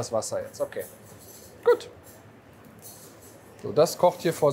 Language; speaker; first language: German; native; German